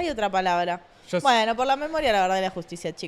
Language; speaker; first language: Spanish; native; Spanish